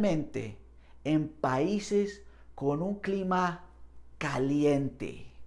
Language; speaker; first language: Spanish; non-native, fluent; English